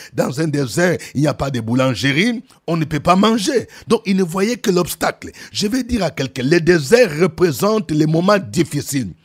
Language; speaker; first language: French; non-native, local second language; Lingala